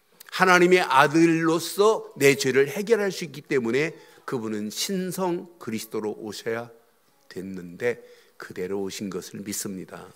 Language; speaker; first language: Korean; native; Korean